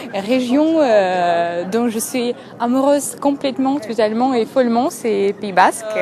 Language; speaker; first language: French; non-native, fluent; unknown